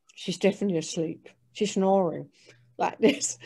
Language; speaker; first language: English; non-native, fluent; Danish